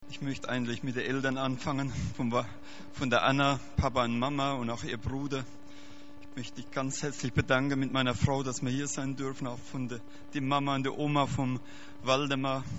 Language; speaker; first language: German; native; German